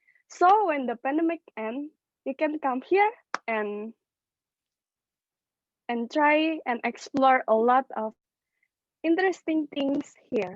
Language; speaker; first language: English; non-native, local second language; Indonesian